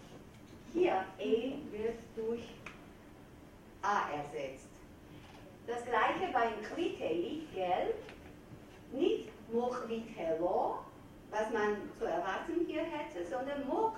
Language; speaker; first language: German; non-native, fluent; Georgian